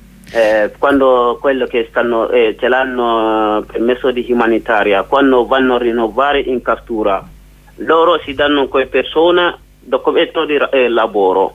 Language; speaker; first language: Italian; non-native, learner; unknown